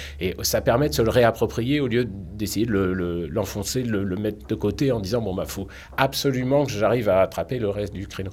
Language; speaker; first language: French; native; French